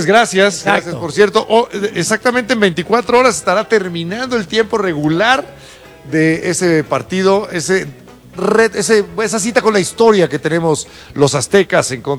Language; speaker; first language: Spanish; native; Spanish